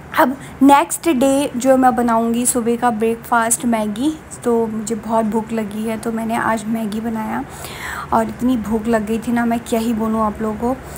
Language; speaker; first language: Hindi; non-native, local second language; Bangla